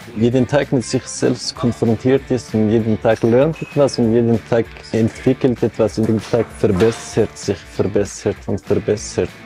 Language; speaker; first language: German; non-native, fluent; Persian